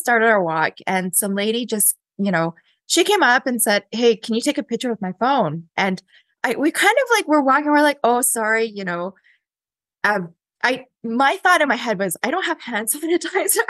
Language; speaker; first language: English; native; English